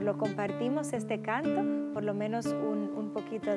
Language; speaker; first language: Spanish; native; Spanish